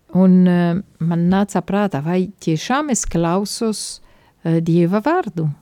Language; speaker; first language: Latvian; non-native, fluent; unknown